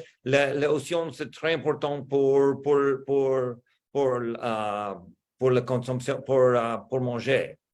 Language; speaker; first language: French; non-native, learner; English